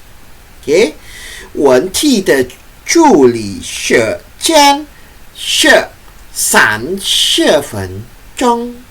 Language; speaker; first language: Chinese; non-native, learner; Indonesian